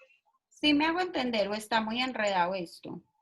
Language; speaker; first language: Spanish; native; Spanish